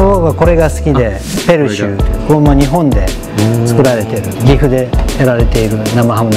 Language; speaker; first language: Japanese; native; Japanese